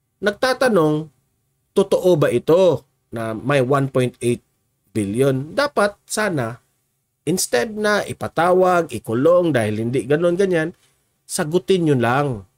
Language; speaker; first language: Filipino; native; Filipino